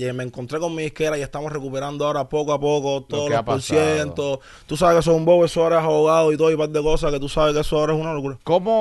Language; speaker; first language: Spanish; native; Spanish